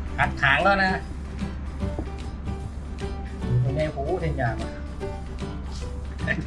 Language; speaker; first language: Thai; native; Thai